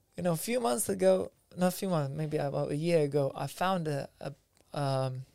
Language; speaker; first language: English; non-native, fluent; Lithuanian